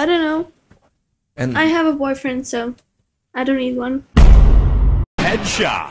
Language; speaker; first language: English; non-native, learner; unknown